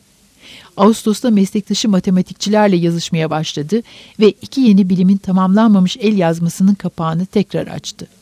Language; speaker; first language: Turkish; native; Turkish